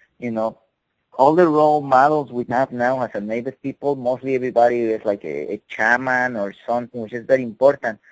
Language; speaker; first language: English; non-native, fluent; Spanish